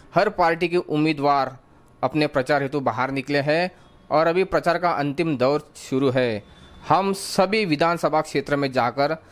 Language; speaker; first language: Hindi; non-native, local second language; Marathi